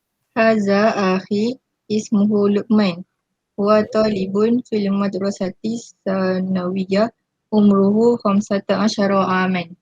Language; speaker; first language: Arabic; non-native, learner; Malay